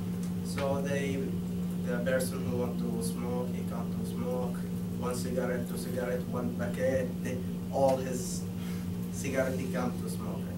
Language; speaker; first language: English; non-native, learner; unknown